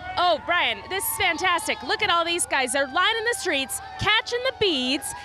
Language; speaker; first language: English; native; English